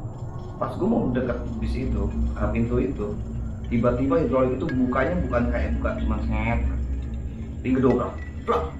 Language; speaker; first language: Indonesian; native; Indonesian